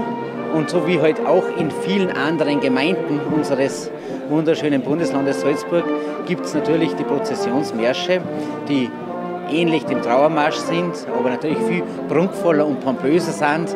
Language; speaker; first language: German; native; German